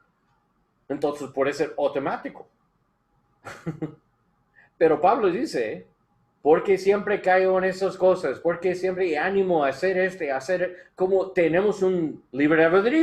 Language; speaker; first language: Spanish; non-native, learner; English